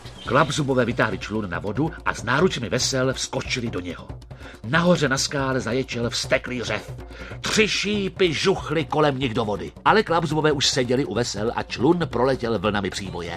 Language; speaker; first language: Czech; native; Czech